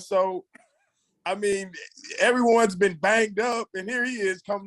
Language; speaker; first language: English; native; English